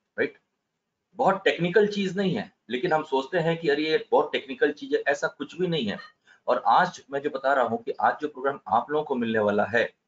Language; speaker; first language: Hindi; native; Hindi